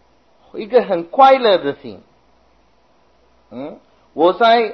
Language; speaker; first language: Chinese; non-native, fluent; Sinhala